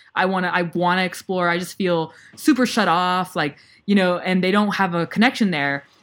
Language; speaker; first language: English; native; English